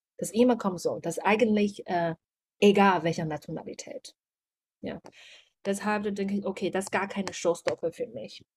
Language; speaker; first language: German; non-native, learner; Chinese